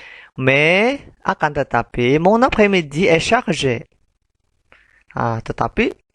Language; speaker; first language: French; non-native, fluent; Indonesian